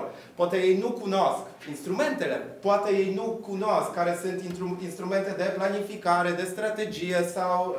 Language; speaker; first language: Romanian; non-native, fluent; Polish